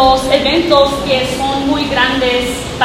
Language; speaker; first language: Spanish; non-native, learner; English